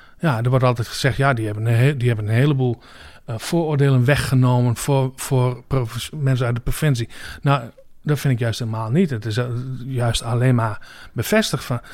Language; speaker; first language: Dutch; native; Dutch